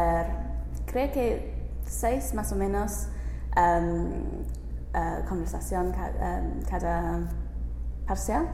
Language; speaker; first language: Spanish; non-native, learner; English